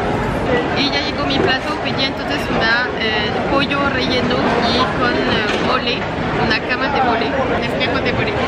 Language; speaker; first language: Spanish; non-native, fluent; French